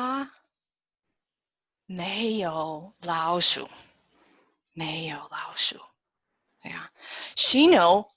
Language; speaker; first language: Chinese; non-native, fluent; English